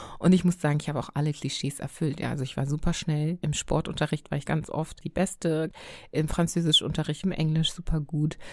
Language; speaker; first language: German; early bilingual, other home language; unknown